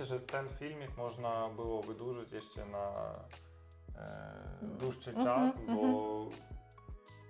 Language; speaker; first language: Polish; non-native, learner; Russian